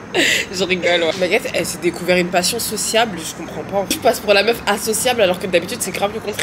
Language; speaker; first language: French; native; French